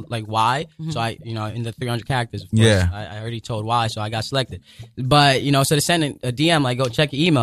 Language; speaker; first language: English; non-native, local second language; Yoruba